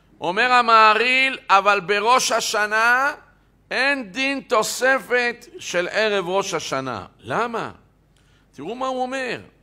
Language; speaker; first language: Hebrew; native; Hebrew